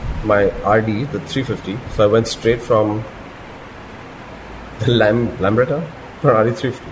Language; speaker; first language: English; non-native, local second language; Gujarati